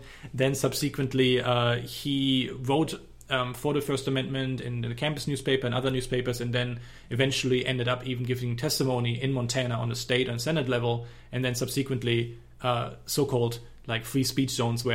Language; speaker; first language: English; non-native, fluent; German